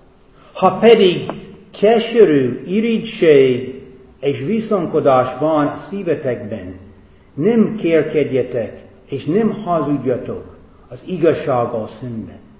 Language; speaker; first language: Hungarian; non-native, fluent; English